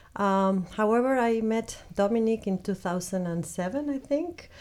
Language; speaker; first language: English; non-native, fluent; Spanish